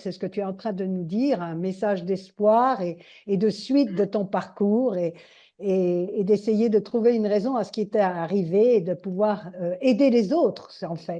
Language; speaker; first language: French; native; French